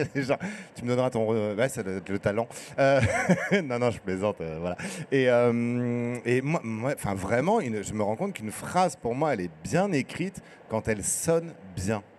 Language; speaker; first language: French; native; French